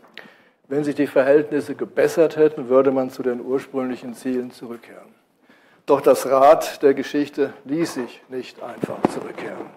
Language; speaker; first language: German; native; German